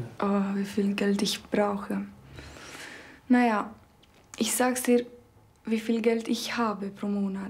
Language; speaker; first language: German; non-native, local second language; Romanian